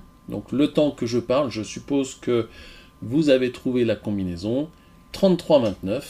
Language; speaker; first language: French; native; French